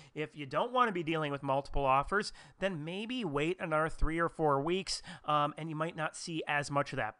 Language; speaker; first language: English; native; English